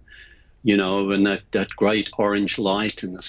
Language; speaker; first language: English; native; English